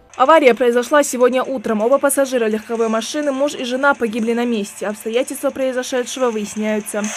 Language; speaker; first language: Russian; native; Russian